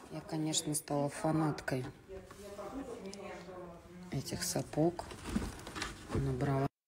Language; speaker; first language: Russian; native; Russian